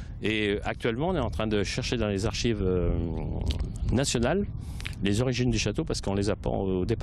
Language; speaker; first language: French; native; French